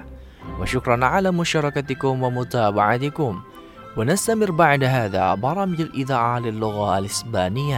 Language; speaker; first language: Arabic; non-native, fluent; Indonesian